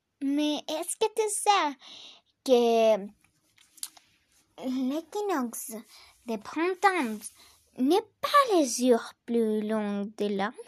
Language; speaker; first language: French; non-native, learner; Spanish